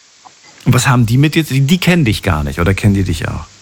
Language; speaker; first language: German; native; German